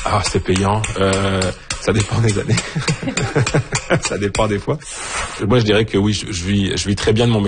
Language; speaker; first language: French; native; French